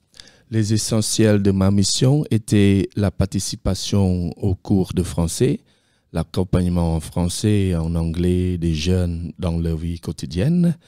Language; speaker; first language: French; non-native, fluent; Khmer